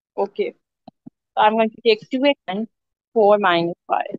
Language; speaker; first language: English; non-native, local second language; Urdu